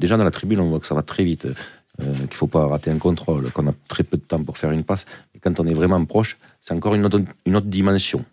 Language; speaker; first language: French; native; French